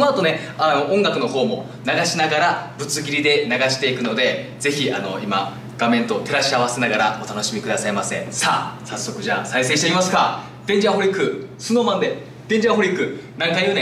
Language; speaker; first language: Japanese; native; Japanese